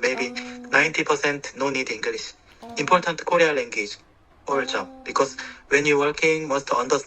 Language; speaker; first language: English; non-native, learner; Korean